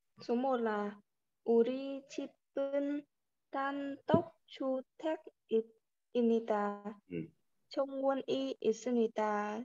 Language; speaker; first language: Korean; non-native, learner; Vietnamese